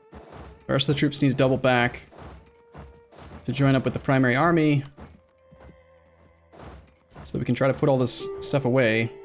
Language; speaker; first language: English; native; English